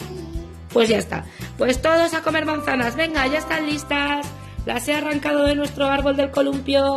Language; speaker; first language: Spanish; native; Spanish